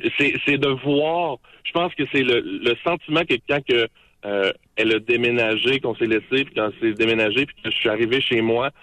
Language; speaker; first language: French; native; French